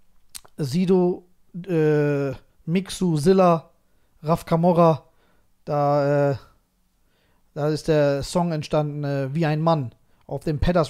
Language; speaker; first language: German; native; German